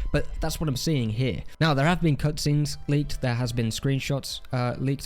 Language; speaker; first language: English; native; English